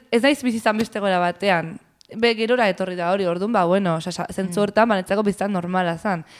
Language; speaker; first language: Basque; early bilingual, heritage; Basque